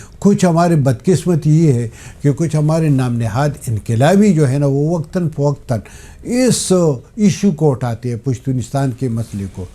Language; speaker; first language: Urdu; non-native, local second language; Pashto